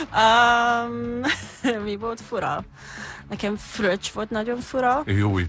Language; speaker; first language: Hungarian; non-native, fluent; Japanese